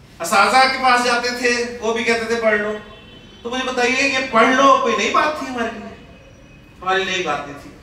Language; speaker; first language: Urdu; native; Urdu